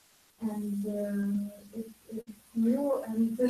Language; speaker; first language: English; non-native, learner; Ukrainian